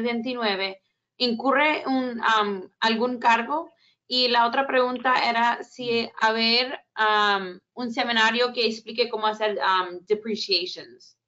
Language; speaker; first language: Spanish; early bilingual, heritage; Spanish